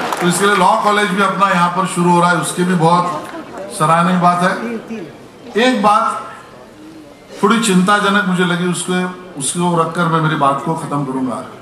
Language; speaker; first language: Hindi; non-native, local second language; Marathi